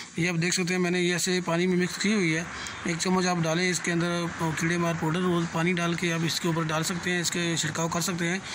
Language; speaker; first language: Hindi; non-native, local second language; Punjabi